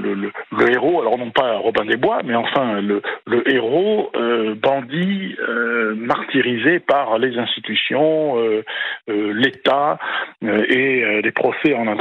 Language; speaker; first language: French; native; French